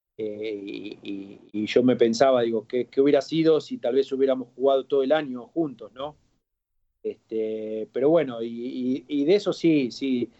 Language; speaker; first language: Spanish; native; Spanish